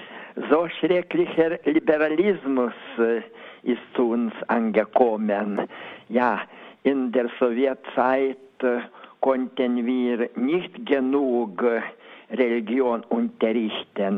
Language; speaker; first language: German; non-native, learner; Lithuanian